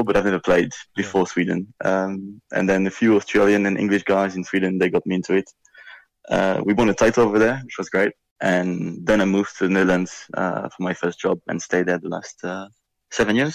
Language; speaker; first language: English; non-native, fluent; French